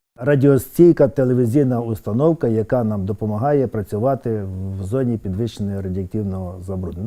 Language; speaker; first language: Ukrainian; native; Ukrainian